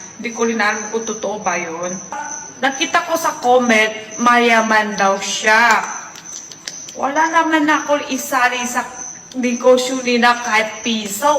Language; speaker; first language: Filipino; non-native, learner; Chinese